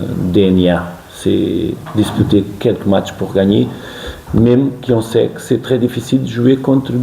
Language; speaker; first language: French; non-native, fluent; Portuguese